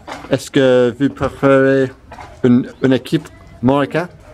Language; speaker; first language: French; non-native, learner; English